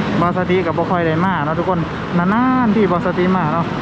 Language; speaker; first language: Thai; non-native, local second language; Northeastern Thai